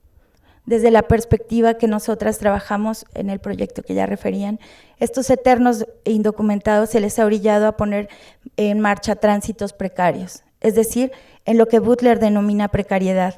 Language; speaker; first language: Spanish; native; Spanish